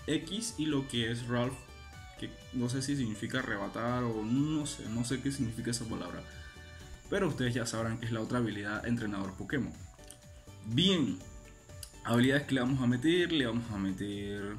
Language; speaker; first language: Spanish; native; Spanish